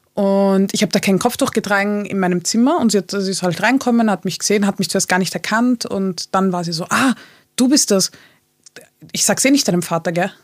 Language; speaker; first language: German; early bilingual, other home language; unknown